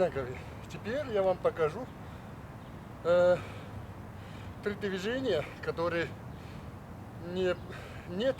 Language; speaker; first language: Russian; non-native, learner; Chinese